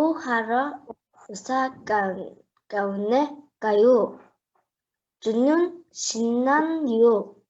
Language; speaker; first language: Korean; non-native, learner; Mongolian